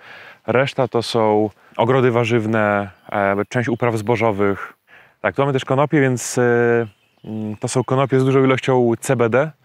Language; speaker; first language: Polish; native; Polish